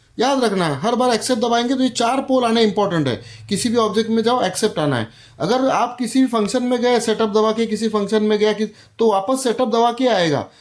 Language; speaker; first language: Hindi; non-native, local second language; Marathi